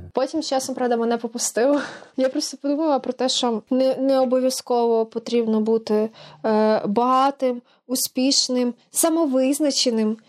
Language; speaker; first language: Ukrainian; native; Ukrainian